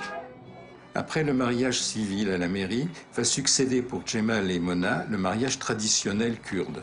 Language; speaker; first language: French; native; French